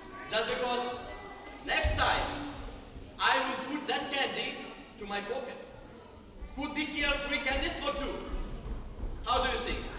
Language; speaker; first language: English; non-native, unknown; Ukrainian